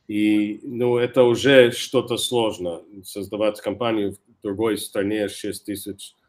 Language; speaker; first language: Russian; non-native, fluent; English